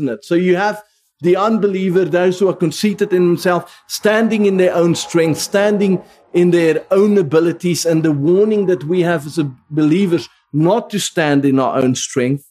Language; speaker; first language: English; non-native, local second language; Afrikaans